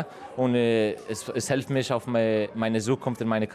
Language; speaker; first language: German; non-native, fluent; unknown